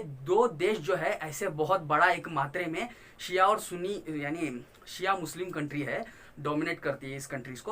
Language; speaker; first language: Hindi; non-native, local second language; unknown